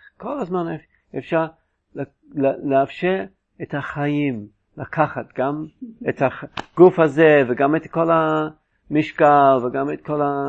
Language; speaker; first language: Hebrew; non-native, fluent; English